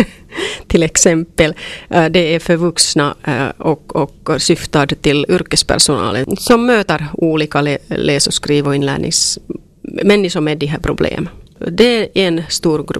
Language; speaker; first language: Swedish; non-native, local second language; Finnish